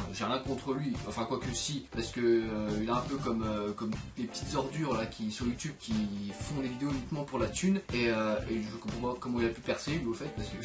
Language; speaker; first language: French; native; French